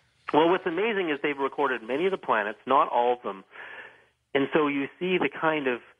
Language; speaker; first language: English; native; English